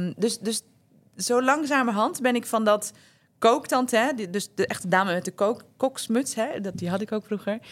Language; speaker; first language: Dutch; early bilingual, other home language; Turkish